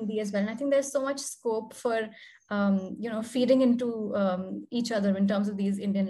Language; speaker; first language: English; non-native, local second language; Hindi